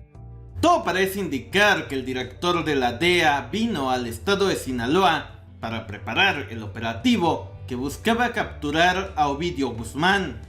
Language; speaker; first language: Spanish; native; Spanish